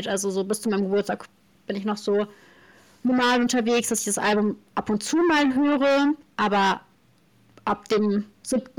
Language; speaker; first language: German; native; German